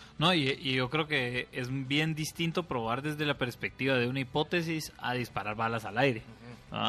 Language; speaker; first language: Spanish; native; Spanish